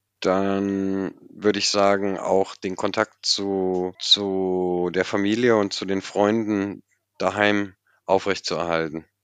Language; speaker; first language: German; native; German